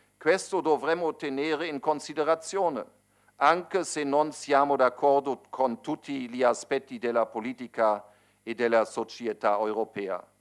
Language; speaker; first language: Italian; non-native, fluent; German